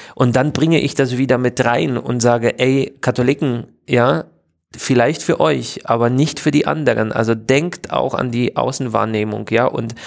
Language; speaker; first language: German; non-native, fluent; Polish